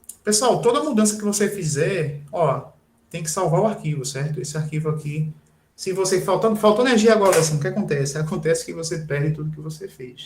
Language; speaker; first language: Portuguese; native; Portuguese